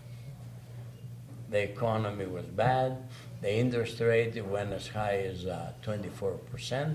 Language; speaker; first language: English; non-native, fluent; Greek